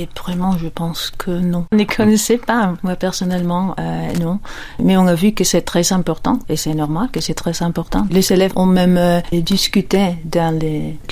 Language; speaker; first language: French; non-native, fluent; Spanish